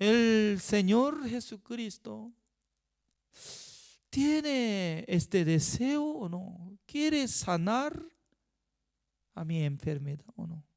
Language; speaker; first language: Spanish; non-native, fluent; Korean